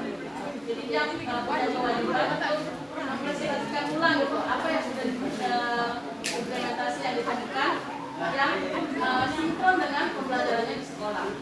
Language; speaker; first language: Indonesian; native; Indonesian